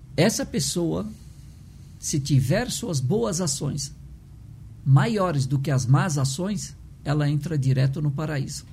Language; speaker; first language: Portuguese; early bilingual, other home language; Arabic